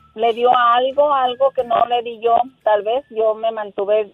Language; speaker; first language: Spanish; native; Spanish